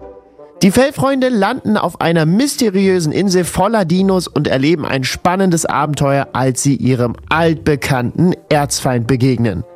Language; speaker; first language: German; native; German